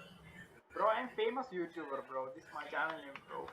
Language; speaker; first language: English; non-native, learner; Malayalam